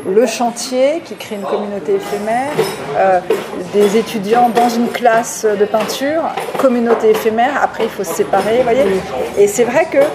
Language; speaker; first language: French; native; French